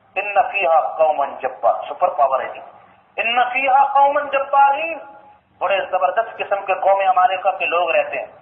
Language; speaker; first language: Urdu; non-native, local second language; Punjabi